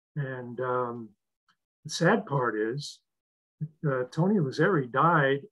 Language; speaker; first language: English; native; English